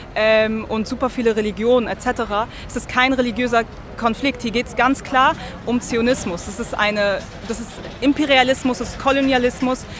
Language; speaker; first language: German; early bilingual, other home language; Arabic